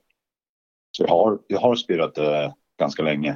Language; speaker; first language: Swedish; non-native, fluent; English